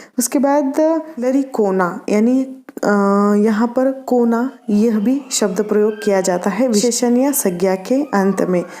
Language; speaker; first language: Hindi; non-native, local second language; Marathi